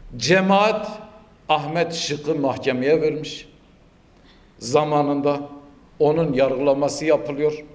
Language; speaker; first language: Turkish; native; Turkish